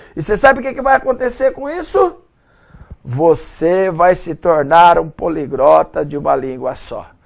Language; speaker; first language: Portuguese; native; Portuguese